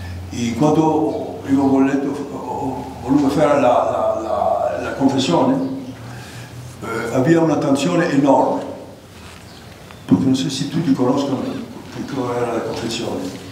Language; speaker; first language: Italian; non-native, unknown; Greek